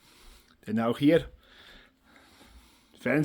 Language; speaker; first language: German; native; German